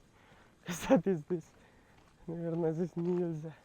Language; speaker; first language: Russian; non-native, learner; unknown